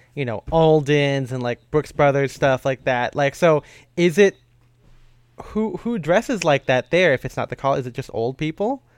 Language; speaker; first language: English; early bilingual, other home language; Filipino